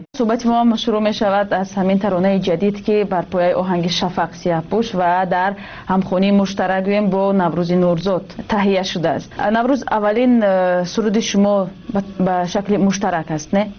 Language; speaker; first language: Tajik; native; Tajik